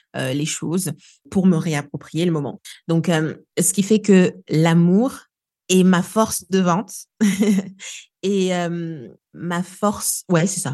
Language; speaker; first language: French; non-native, local second language; Lingala